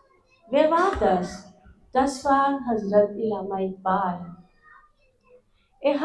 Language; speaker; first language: German; non-native, fluent; Urdu